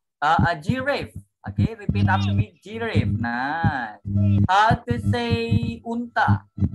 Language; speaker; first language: English; non-native, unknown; Indonesian